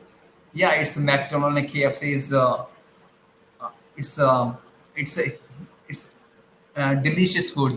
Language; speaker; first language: English; non-native, learner; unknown